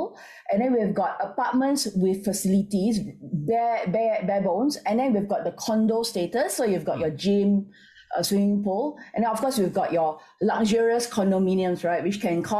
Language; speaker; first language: English; non-native, local second language; Min Nan Chinese